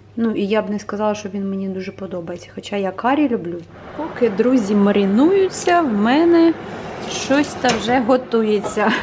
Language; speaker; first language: Ukrainian; non-native, local second language; Russian